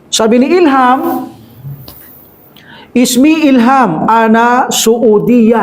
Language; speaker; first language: Arabic; non-native, fluent; Filipino